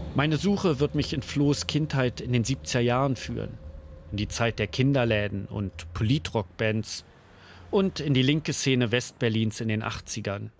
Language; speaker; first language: German; native; German